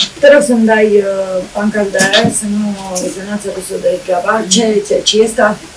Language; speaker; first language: Romanian; native; Romanian